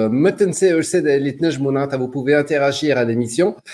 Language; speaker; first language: French; non-native, local second language; Arabic